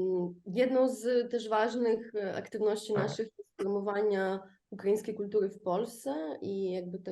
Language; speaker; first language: Polish; non-native, fluent; Ukrainian